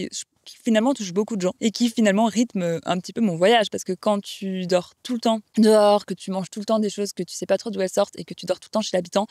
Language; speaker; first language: French; native; French